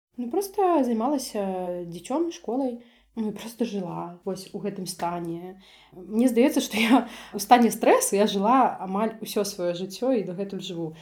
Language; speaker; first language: Belarusian; native; Belarusian